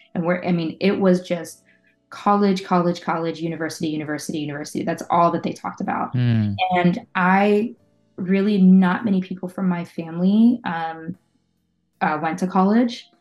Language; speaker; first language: English; native; English